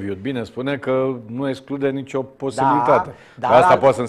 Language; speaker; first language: Romanian; native; Romanian